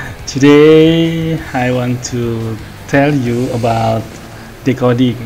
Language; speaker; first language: English; non-native, learner; Indonesian